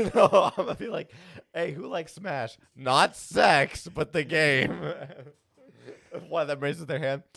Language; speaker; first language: English; early bilingual, other home language; Hindi